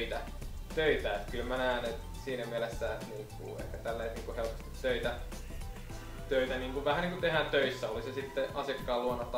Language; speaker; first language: Finnish; native; Finnish